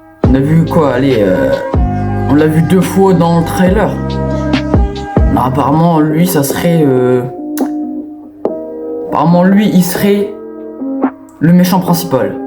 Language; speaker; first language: French; native; French